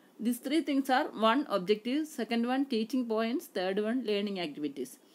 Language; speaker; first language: English; non-native, local second language; Malayalam